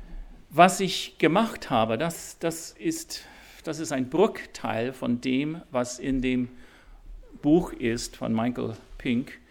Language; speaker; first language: German; non-native, fluent; English